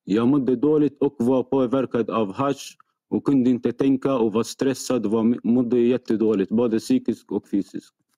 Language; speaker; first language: Swedish; non-native, fluent; Arabic